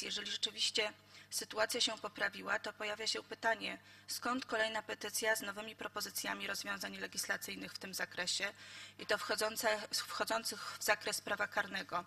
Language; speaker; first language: Polish; native; Polish